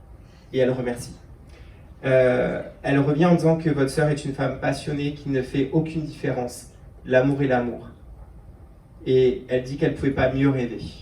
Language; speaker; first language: French; native; French